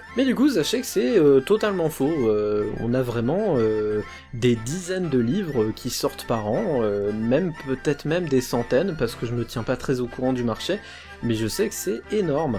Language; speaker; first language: French; native; French